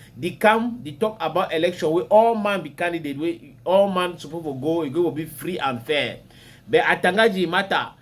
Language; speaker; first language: Nigerian Pidgin; native; Nigerian Pidgin